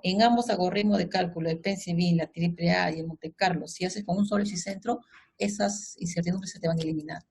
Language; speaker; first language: Spanish; native; Spanish